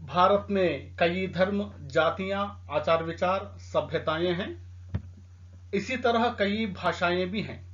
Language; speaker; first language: Hindi; non-native, local second language; Telugu